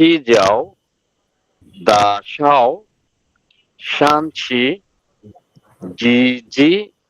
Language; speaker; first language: Chinese; non-native, learner; Bangla